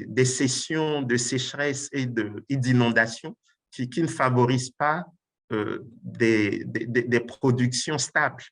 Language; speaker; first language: French; non-native, local second language; Ewe